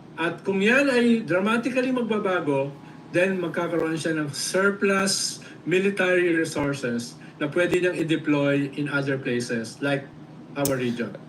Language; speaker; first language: Filipino; native; Filipino